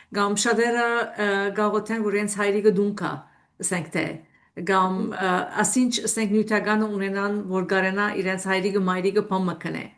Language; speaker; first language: Armenian; native; Armenian